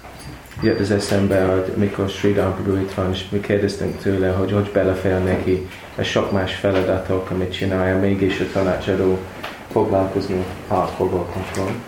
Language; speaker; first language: Hungarian; non-native, learner; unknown